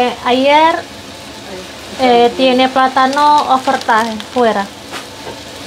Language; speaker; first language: Spanish; non-native, learner; Indonesian